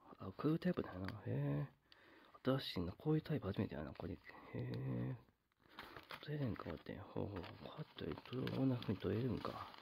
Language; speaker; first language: Japanese; native; Japanese